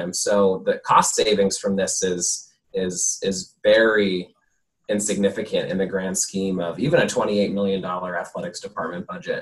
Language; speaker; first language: English; native; English